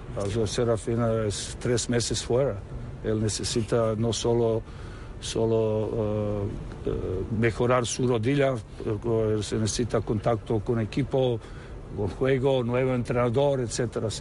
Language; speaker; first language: Spanish; non-native, learner; Serbian